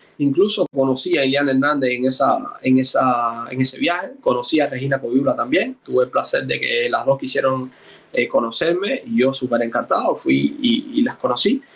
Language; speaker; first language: Spanish; native; Spanish